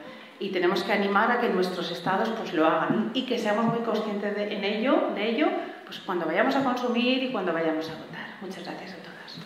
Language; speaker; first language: Spanish; native; Spanish